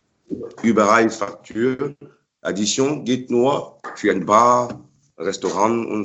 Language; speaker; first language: German; non-native, fluent; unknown